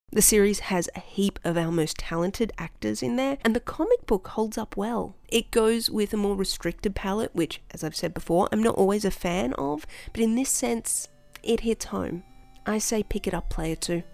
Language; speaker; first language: English; native; English